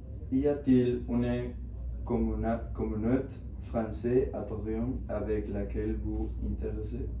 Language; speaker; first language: French; non-native, learner; Spanish